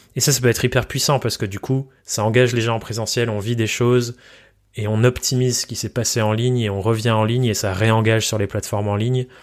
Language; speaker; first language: French; native; French